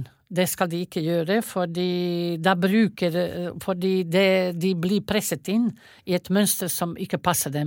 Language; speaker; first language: Norwegian; non-native, fluent; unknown